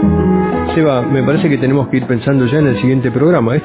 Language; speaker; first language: Spanish; native; Spanish